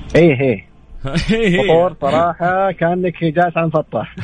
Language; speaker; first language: Arabic; native; Arabic